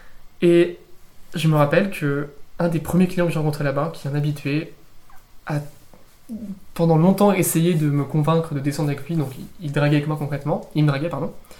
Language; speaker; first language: French; native; French